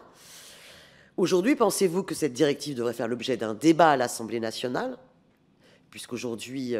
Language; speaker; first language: French; native; French